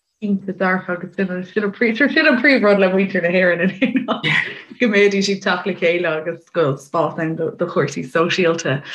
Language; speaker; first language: Irish; native; Irish